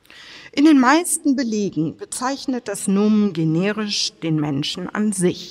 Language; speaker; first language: German; native; German